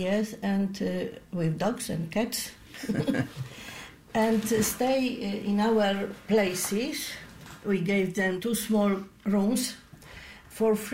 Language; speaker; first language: English; non-native, learner; Polish